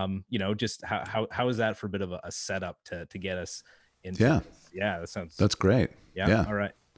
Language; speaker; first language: English; native; English